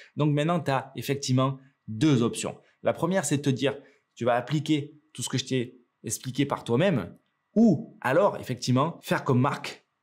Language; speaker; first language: French; native; French